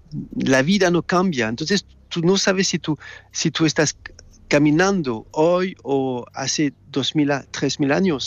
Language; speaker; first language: Spanish; non-native, fluent; French